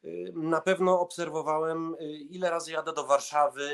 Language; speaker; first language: Polish; early bilingual, heritage; Polish